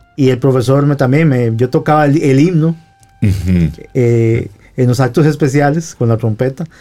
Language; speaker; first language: Spanish; native; Spanish